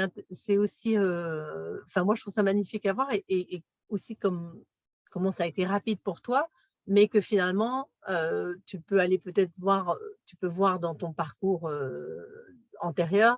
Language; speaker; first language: French; native; French